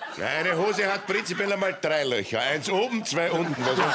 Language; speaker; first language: German; native; German